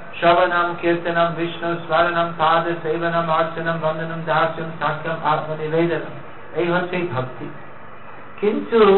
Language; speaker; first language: Bangla; non-native, fluent; English